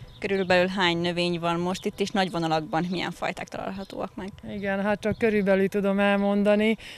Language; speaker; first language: Hungarian; native; Hungarian